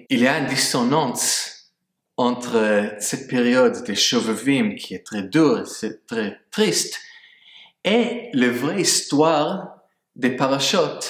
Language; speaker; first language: French; non-native, fluent; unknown